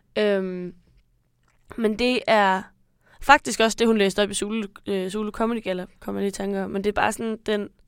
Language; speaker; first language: Danish; native; Danish